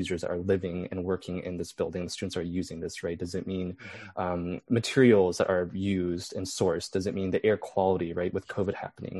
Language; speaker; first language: English; native; English